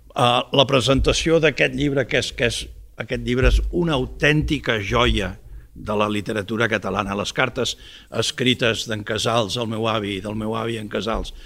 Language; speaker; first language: Catalan; early bilingual, heritage; Catalan